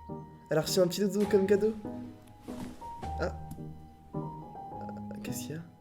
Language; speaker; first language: French; native; French